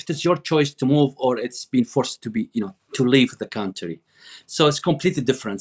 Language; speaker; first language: English; non-native, fluent; Arabic